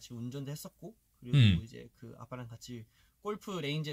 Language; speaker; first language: Korean; early bilingual, heritage; Korean